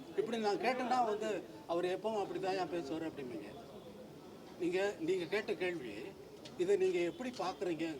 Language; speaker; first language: Tamil; native; Tamil